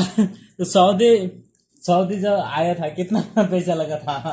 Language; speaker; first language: Hindi; non-native, local second language; Bangla